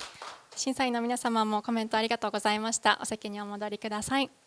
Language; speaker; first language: Japanese; native; Japanese